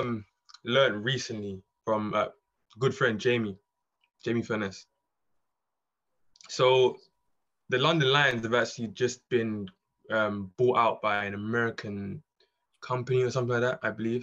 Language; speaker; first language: English; native; English